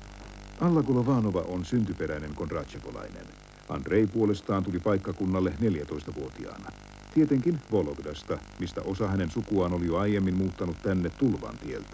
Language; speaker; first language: Finnish; native; Finnish